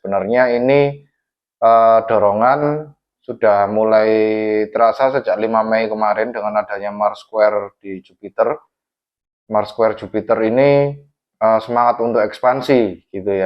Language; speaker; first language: Indonesian; native; Indonesian